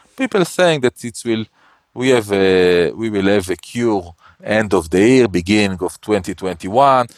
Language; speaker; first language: English; non-native, learner; Hebrew